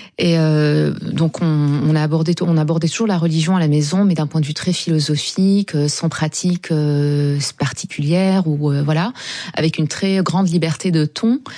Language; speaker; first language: French; non-native, local second language; Arabic